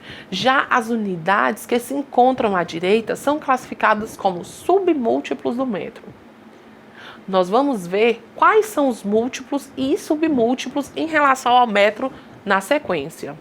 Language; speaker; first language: Portuguese; native; Portuguese